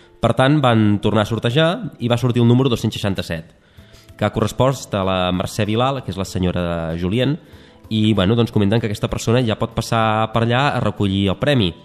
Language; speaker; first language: Catalan; native; Catalan